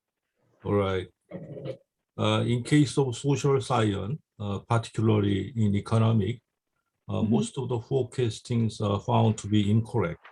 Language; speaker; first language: English; non-native, fluent; Korean